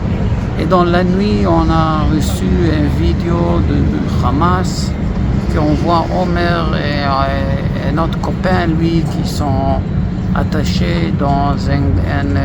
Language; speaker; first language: French; non-native, learner; Hebrew